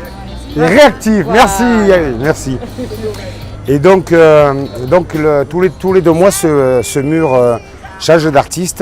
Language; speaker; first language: French; native; French